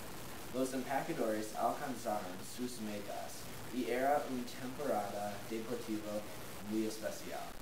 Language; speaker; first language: Spanish; non-native, learner; English